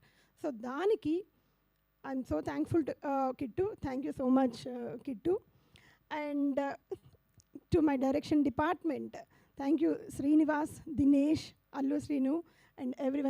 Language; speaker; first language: Telugu; native; Telugu